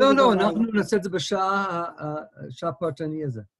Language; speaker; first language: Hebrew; non-native, fluent; English